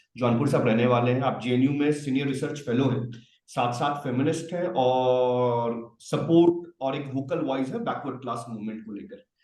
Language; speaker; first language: Hindi; native; Hindi